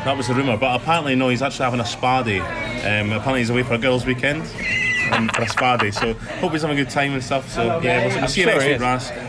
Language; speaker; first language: English; native; English